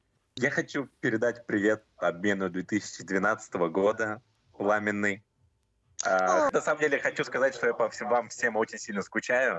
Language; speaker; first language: Russian; native; Russian